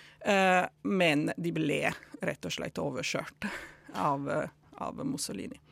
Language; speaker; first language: Norwegian; non-native, fluent; Italian